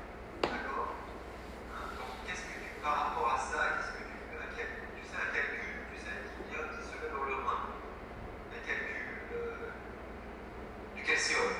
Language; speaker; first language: French; native; French